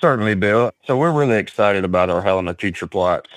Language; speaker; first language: English; native; English